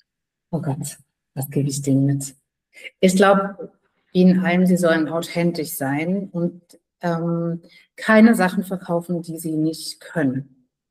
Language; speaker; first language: German; native; German